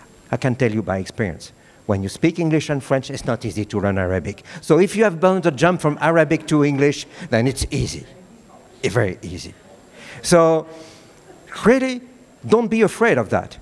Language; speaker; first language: English; non-native, fluent; French